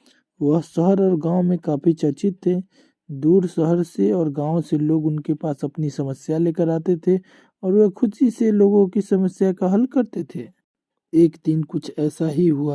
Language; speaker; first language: Hindi; native; Hindi